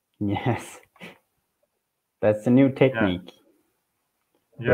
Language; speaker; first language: English; non-native, learner; Turkish